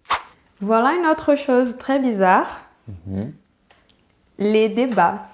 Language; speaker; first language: French; non-native, fluent; Portuguese